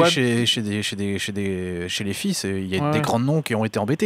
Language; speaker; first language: French; native; French